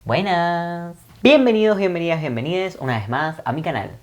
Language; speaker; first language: Spanish; native; Spanish